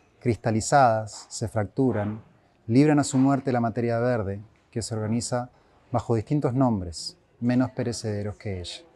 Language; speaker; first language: Spanish; native; Spanish